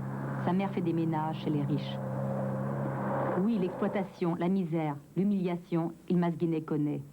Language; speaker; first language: French; native; French